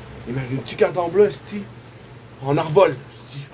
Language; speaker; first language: French; native; French